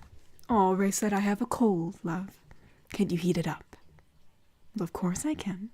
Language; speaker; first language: English; native; English